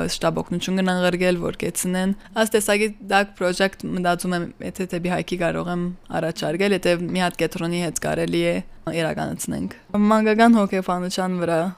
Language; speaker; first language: Armenian; early bilingual, heritage; Armenian